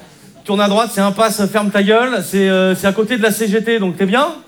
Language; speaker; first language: French; native; French